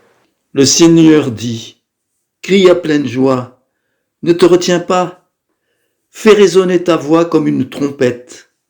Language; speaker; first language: French; native; French